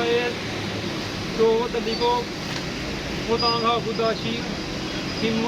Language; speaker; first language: Korean; non-native, learner; Urdu